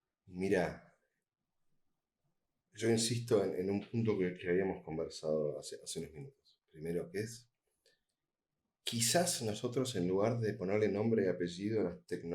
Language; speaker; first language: Spanish; native; Spanish